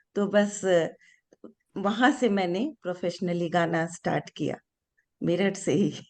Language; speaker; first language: Hindi; non-native, local second language; Bangla